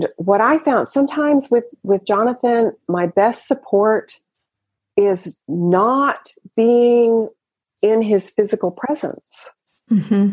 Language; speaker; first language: English; native; English